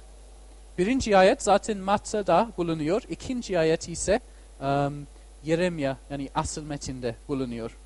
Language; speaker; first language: Turkish; non-native, fluent; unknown